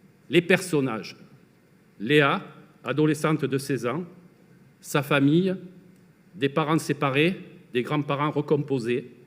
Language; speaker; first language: French; native; French